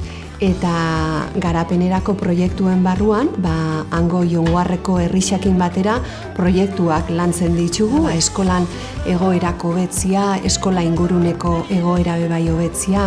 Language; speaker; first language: Basque; native; Basque